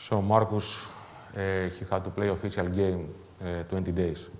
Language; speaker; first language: English; non-native, fluent; Greek